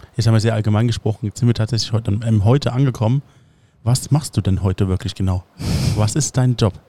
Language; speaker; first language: German; native; German